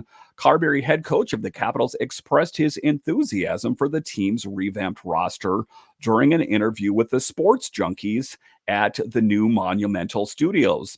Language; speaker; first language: English; native; English